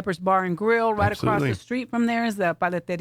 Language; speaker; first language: English; native; English